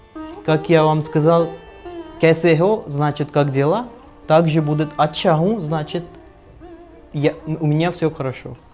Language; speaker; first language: Russian; non-native, learner; Hindi